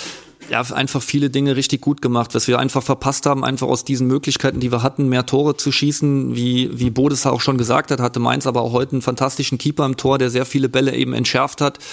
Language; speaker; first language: German; native; German